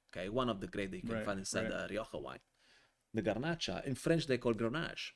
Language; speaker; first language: English; non-native, fluent; Italian